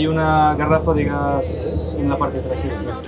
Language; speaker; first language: Spanish; non-native, learner; Portuguese